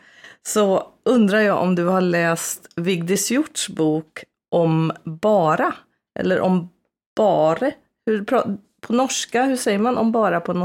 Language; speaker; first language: Swedish; native; Swedish